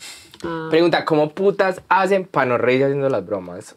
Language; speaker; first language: Spanish; native; Spanish